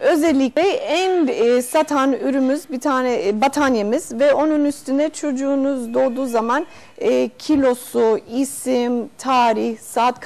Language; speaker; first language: Turkish; non-native, fluent; Spanish